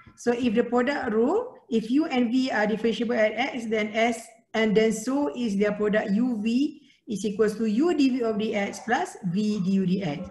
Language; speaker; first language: English; non-native, local second language; Malay